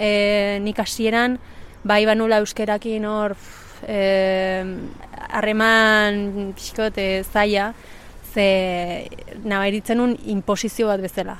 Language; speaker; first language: Basque; early bilingual, other home language; Spanish